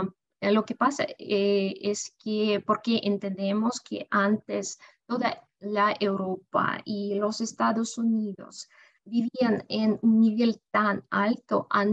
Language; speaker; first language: Spanish; non-native, fluent; Russian